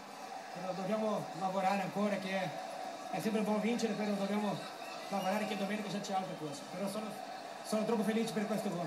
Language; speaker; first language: Italian; non-native, learner; Portuguese